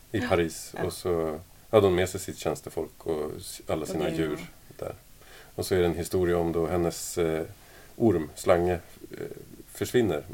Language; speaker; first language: Swedish; native; Swedish